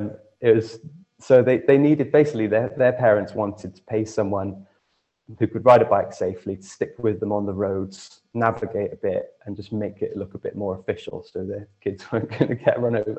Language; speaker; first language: English; native; English